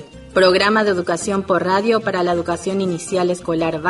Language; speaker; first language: Spanish; native; Spanish